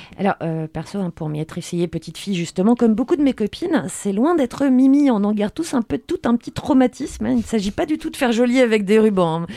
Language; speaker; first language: French; native; French